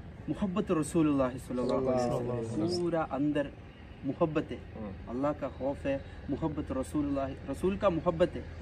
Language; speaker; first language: Hindi; non-native, local second language; Malayalam